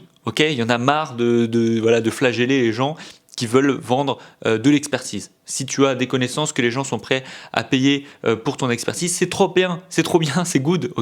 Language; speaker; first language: French; native; French